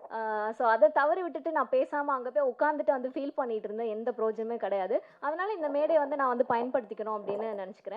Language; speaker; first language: Tamil; native; Tamil